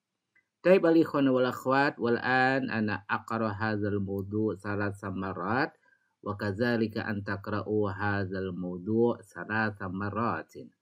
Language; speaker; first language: Arabic; non-native, learner; Indonesian